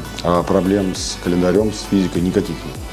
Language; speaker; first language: Russian; native; Russian